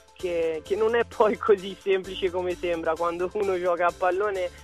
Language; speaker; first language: Italian; early bilingual, other home language; French